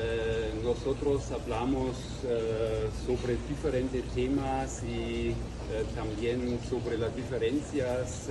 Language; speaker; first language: Spanish; non-native, learner; German